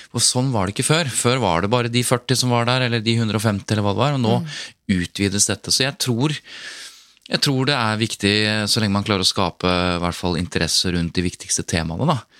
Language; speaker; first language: Norwegian; native; Norwegian